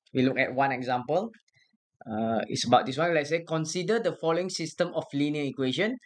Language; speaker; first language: English; non-native, local second language; Malay